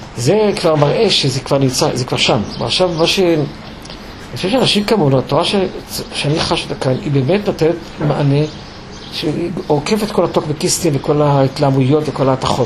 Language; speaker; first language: Hebrew; non-native, fluent; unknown